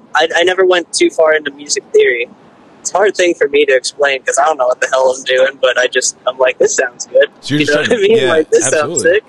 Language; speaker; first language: English; native; English